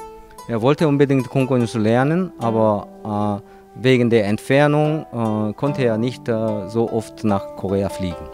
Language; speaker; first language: German; non-native, fluent; Korean